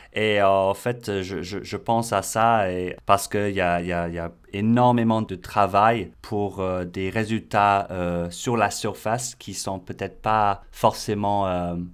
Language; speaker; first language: French; non-native, fluent; English